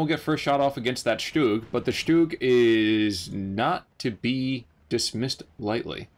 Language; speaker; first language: English; native; English